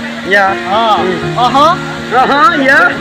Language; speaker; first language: English; non-native, learner; Karbi